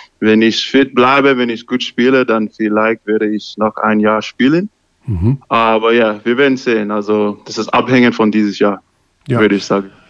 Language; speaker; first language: German; non-native, learner; English